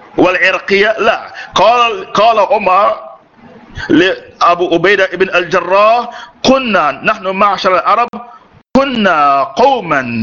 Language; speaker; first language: Arabic; non-native, fluent; English